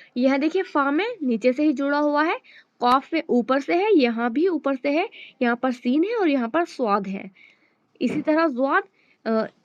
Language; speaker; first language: Hindi; native; Hindi